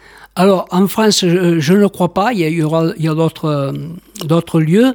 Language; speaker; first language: French; native; French